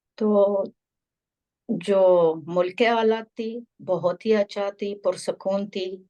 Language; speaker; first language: Urdu; non-native, fluent; Persian